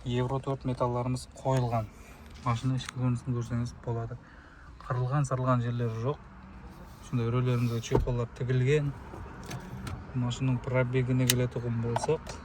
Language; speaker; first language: Uzbek; non-native, local second language; Kara-Kalpak